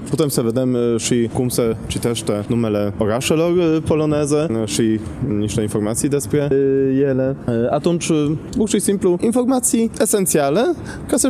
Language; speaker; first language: Romanian; non-native, fluent; Polish